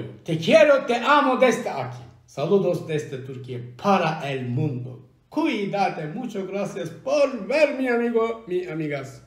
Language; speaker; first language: Spanish; non-native, learner; Turkish